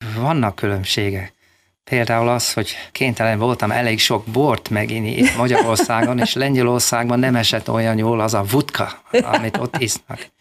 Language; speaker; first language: Hungarian; non-native, fluent; English